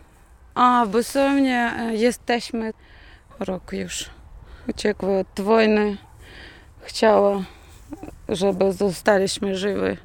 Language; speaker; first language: Polish; non-native, learner; Ukrainian